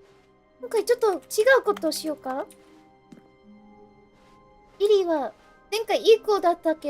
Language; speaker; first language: Japanese; non-native, fluent; English